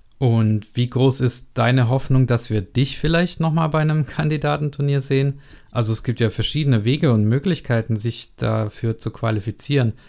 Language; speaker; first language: German; non-native, learner; Czech